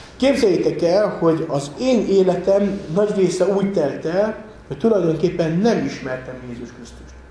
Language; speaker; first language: Hungarian; native; Hungarian